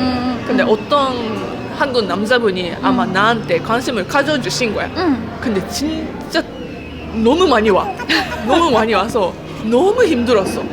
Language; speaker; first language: Korean; non-native, fluent; Japanese